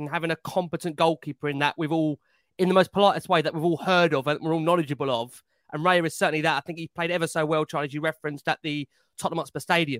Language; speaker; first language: English; native; English